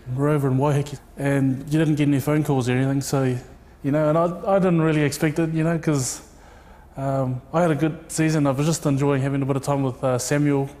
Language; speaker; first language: English; native; English